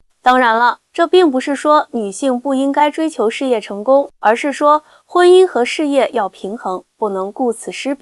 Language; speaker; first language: Chinese; native; Chinese